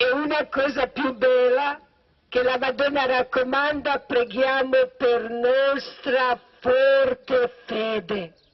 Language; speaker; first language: Italian; non-native, learner; Croatian